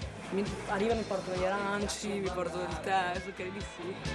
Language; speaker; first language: Italian; non-native, fluent; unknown